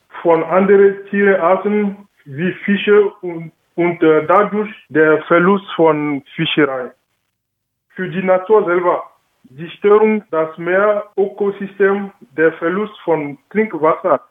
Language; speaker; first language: German; non-native, learner; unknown